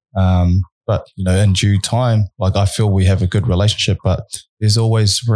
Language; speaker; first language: English; native; English